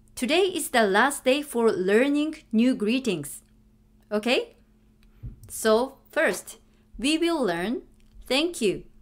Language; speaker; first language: English; non-native, fluent; Japanese